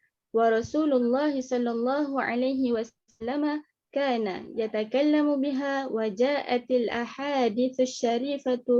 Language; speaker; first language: Arabic; non-native, learner; Indonesian